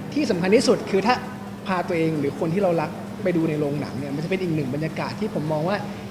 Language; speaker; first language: Thai; native; Thai